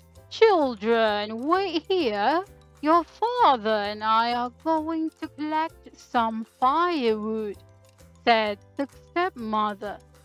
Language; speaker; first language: English; non-native, local second language; Malay